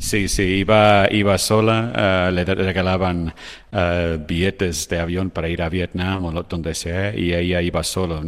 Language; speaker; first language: Spanish; non-native, fluent; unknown